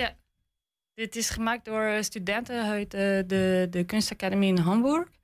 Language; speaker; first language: Dutch; non-native, learner; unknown